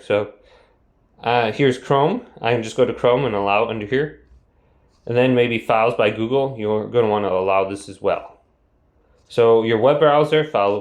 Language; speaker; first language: English; native; English